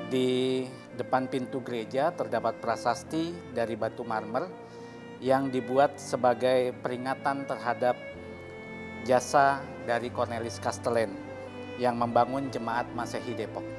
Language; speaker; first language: Indonesian; native; Indonesian